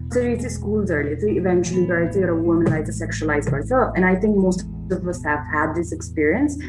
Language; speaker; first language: English; non-native, local second language; Nepali